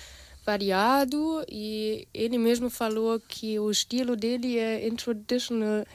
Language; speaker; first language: Portuguese; non-native, fluent; German